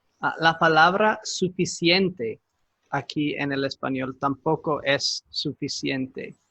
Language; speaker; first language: Spanish; non-native, fluent; English